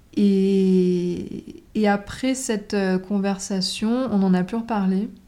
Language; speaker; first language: French; native; French